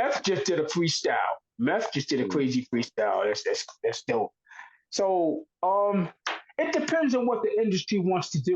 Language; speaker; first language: English; native; English